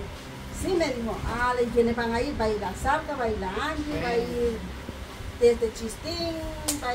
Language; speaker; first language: Spanish; native; Spanish